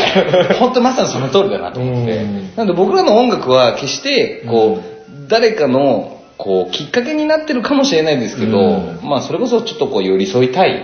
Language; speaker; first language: Japanese; native; Japanese